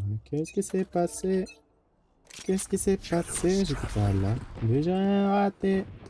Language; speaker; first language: French; native; French